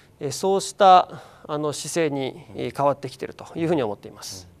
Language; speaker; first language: Japanese; native; Japanese